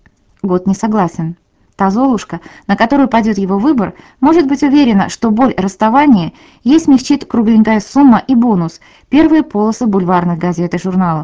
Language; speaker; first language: Russian; native; Russian